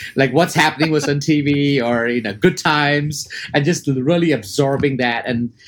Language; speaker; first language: English; early bilingual, other home language; Arabic